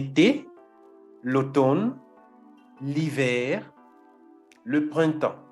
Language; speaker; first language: French; non-native, fluent; Portuguese